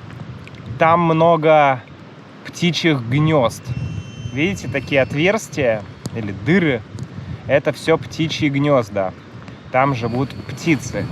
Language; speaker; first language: Russian; native; Russian